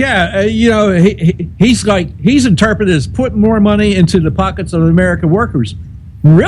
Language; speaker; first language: English; native; English